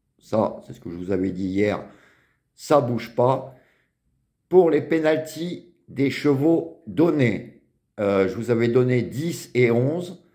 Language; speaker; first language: French; native; French